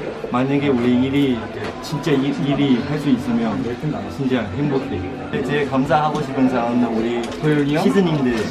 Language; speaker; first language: Korean; non-native, learner; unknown